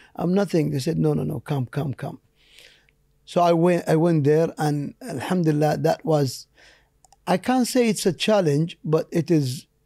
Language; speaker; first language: English; non-native, fluent; Arabic